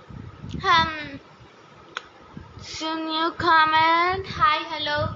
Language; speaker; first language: Hindi; non-native, local second language; Bangla